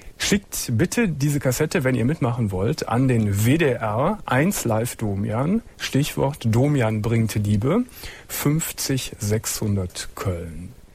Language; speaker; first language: German; native; German